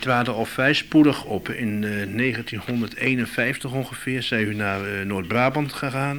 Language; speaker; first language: Dutch; native; Dutch